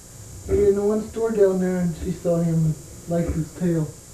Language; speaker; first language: English; native; English